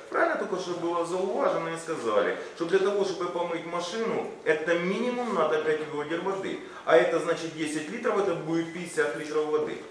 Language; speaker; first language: Russian; non-native, local second language; Ukrainian